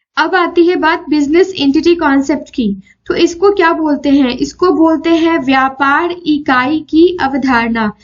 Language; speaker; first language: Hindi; native; Hindi